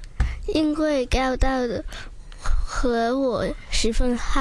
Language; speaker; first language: Chinese; non-native, local second language; Cantonese